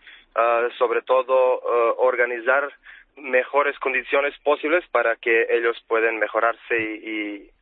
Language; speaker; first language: Spanish; non-native, fluent; Serbian